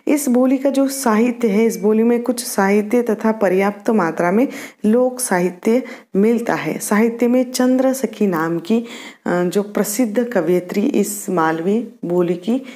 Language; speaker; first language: Hindi; non-native, local second language; Marathi